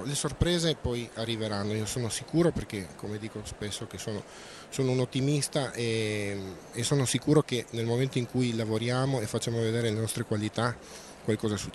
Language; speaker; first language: Italian; native; Italian